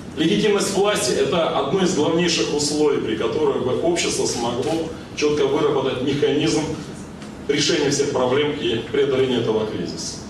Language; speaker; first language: Russian; non-native, local second language; Ukrainian